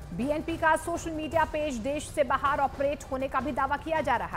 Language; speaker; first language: Hindi; native; Hindi